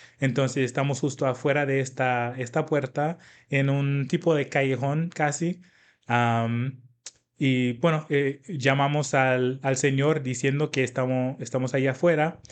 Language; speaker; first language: Spanish; non-native, fluent; English